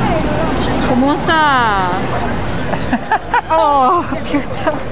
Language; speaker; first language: French; non-native, learner; Japanese